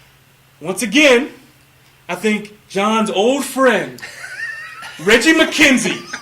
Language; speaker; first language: English; native; English